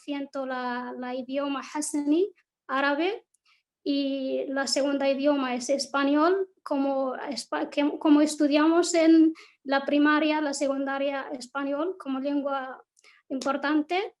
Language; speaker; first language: Spanish; non-native, local second language; Arabic